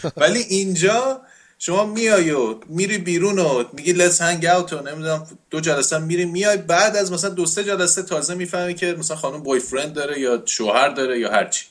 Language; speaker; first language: Persian; native; Persian